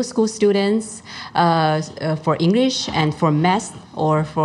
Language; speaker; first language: English; non-native, fluent; Chinese